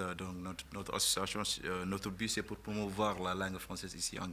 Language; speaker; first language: French; non-native, fluent; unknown